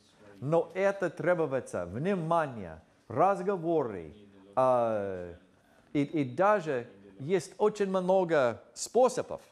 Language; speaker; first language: Russian; non-native, fluent; English